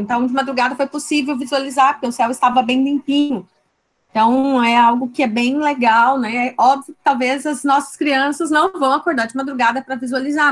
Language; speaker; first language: Portuguese; native; Portuguese